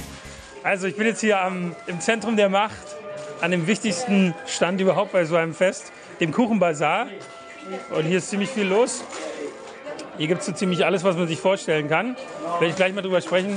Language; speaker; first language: German; native; German